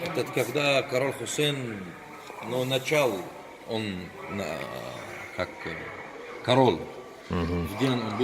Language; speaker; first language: Russian; non-native, learner; Arabic